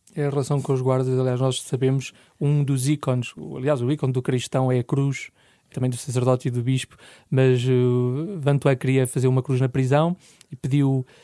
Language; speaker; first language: Portuguese; native; Portuguese